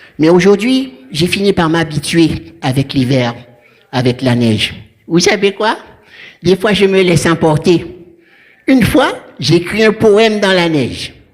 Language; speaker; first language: French; non-native, local second language; Haitian Creole